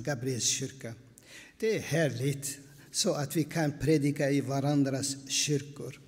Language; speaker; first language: Swedish; non-native, fluent; Aramaic